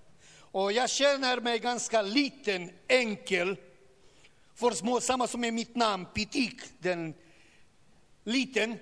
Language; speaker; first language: Swedish; non-native, learner; Romanian